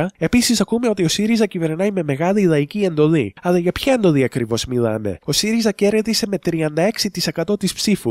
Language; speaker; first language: Greek; native; Greek